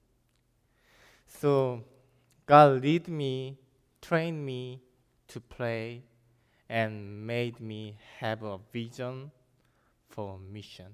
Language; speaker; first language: English; non-native, learner; Korean